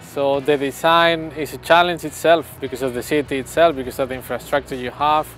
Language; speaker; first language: English; non-native, fluent; Spanish